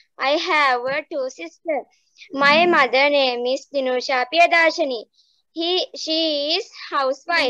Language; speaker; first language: English; non-native, learner; Sinhala